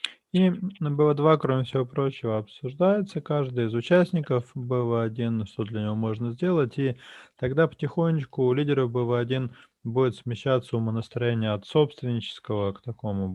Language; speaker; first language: Russian; native; Russian